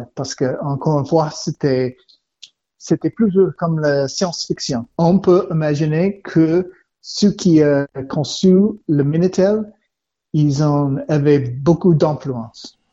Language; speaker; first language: French; non-native, learner; English